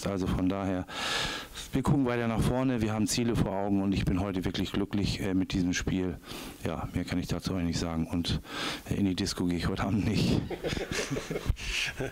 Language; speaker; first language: German; native; German